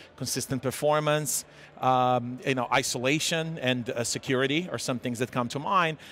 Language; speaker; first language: English; non-native, fluent; Serbian